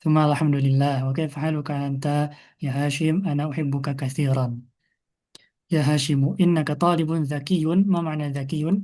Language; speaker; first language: Arabic; non-native, fluent; Indonesian